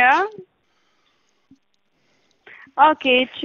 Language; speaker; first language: German; non-native, fluent; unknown